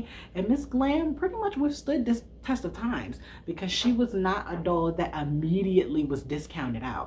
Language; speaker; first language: English; native; English